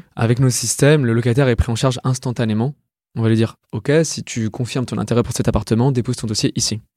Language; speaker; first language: French; native; French